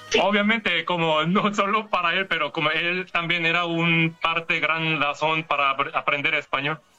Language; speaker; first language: Spanish; non-native, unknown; Korean